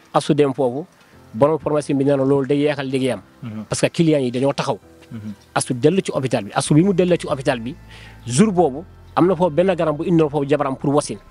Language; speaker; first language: Wolof; non-native, local second language; Fula